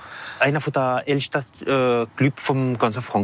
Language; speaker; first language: German; non-native, local second language; French